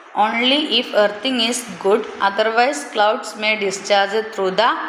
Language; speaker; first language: English; non-native, local second language; Malayalam